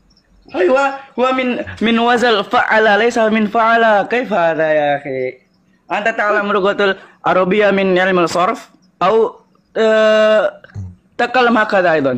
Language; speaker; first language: Arabic; non-native, learner; Indonesian